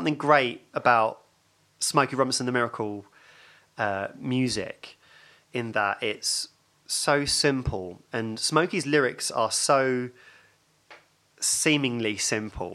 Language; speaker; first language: English; native; English